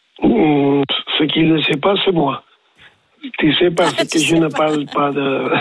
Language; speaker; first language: French; non-native, learner; Spanish